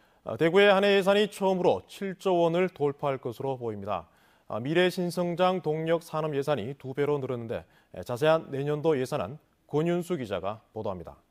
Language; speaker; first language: Korean; native; Korean